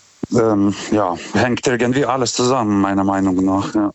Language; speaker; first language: German; non-native, fluent; Lithuanian